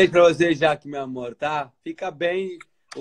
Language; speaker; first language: Portuguese; native; Portuguese